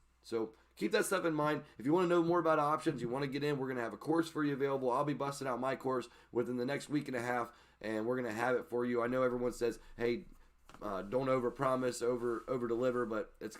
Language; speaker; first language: English; native; English